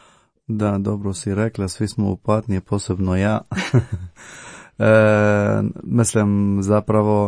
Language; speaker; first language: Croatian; non-native, learner; Arabic